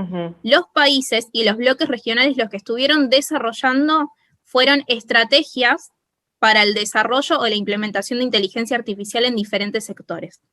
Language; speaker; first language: Spanish; native; Spanish